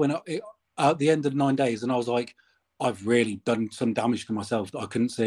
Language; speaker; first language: English; native; English